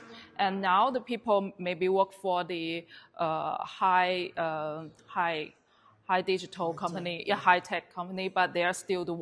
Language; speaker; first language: English; non-native, learner; Chinese